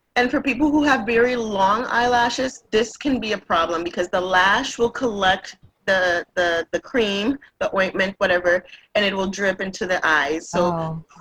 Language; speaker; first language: English; non-native, fluent; Spanish